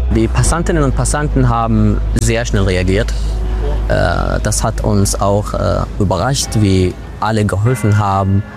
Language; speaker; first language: German; non-native, fluent; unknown